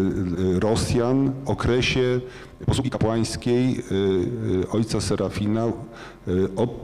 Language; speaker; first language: Polish; native; Polish